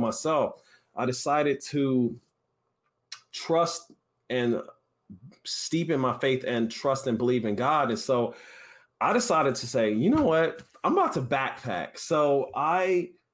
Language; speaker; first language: English; native; English